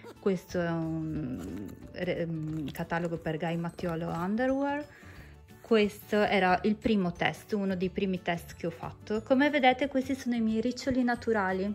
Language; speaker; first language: Italian; native; Italian